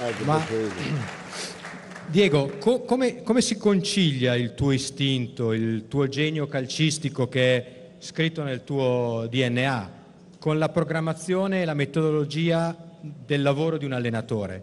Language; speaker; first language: Italian; native; Italian